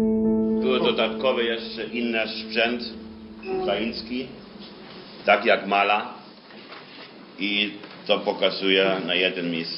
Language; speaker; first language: Polish; non-native, learner; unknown